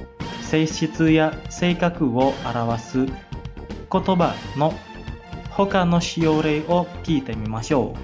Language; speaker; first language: Japanese; non-native, fluent; Indonesian